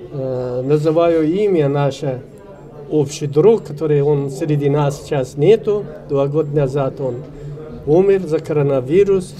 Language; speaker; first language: Russian; non-native, learner; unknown